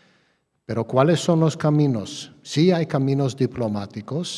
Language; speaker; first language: Spanish; non-native, fluent; English